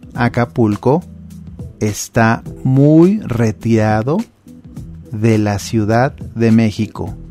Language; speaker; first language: Spanish; native; Spanish